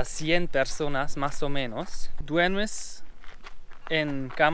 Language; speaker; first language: Spanish; non-native, learner; German